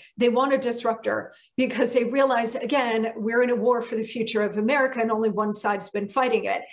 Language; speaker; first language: English; native; English